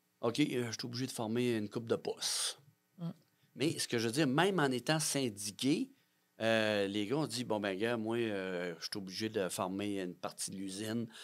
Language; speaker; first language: French; native; French